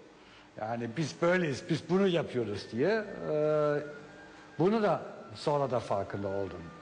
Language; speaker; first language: Turkish; non-native, fluent; German